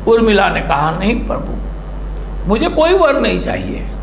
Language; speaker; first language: Hindi; non-native, local second language; Gujarati